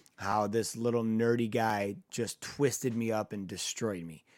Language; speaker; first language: English; native; English